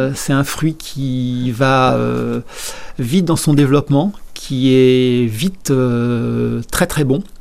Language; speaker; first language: French; native; French